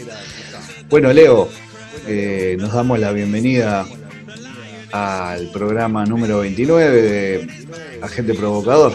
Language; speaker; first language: Spanish; native; Spanish